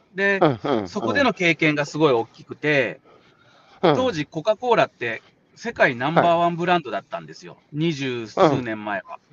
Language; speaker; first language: Japanese; native; Japanese